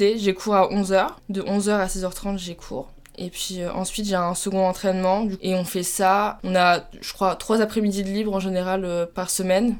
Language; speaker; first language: French; native; French